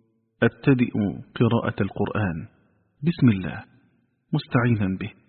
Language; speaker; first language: Arabic; native; Arabic